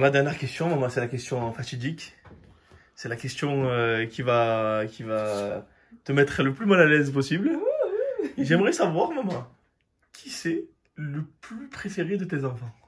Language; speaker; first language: French; native; French